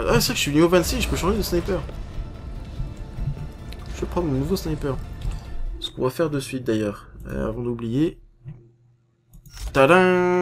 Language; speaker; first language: French; native; French